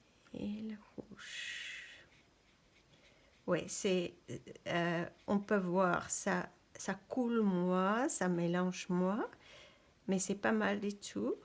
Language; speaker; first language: French; non-native, fluent; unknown